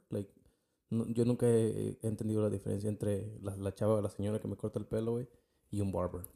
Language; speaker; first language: Spanish; early bilingual, heritage; Spanish